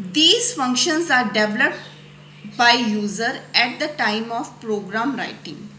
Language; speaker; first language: English; non-native, local second language; Punjabi